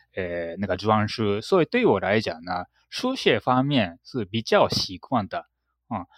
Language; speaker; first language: Chinese; non-native, fluent; Japanese